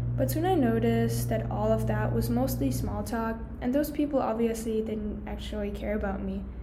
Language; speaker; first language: English; early bilingual, other home language; German